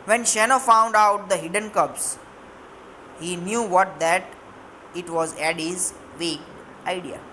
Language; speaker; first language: English; non-native, local second language; Gujarati